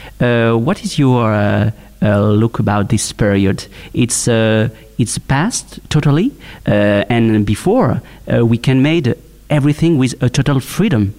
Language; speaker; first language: English; non-native, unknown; French